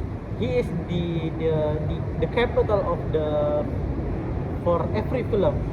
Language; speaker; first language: English; non-native, learner; Indonesian